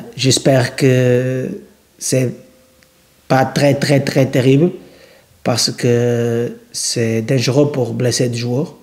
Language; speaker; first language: French; non-native, learner; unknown